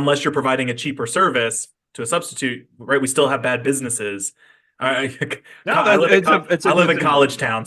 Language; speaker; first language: English; native; English